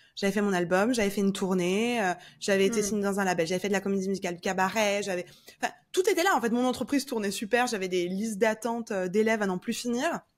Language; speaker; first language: French; native; French